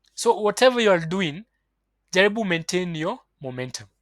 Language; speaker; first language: English; non-native, local second language; Swahili